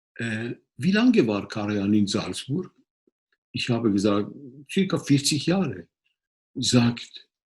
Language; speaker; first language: German; non-native, fluent; Persian